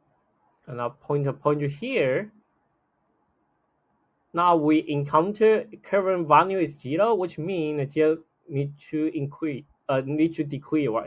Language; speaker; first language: English; non-native, fluent; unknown